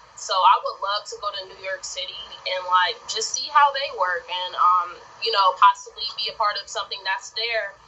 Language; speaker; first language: English; native; English